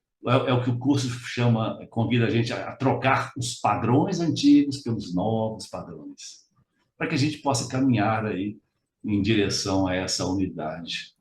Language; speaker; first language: Portuguese; native; Portuguese